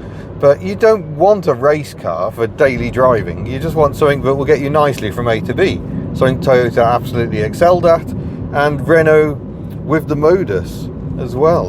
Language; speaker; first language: English; native; English